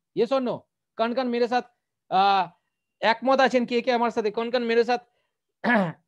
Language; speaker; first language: Hindi; non-native, local second language; Bangla